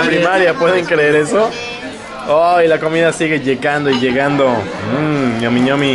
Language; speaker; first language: Spanish; native; Spanish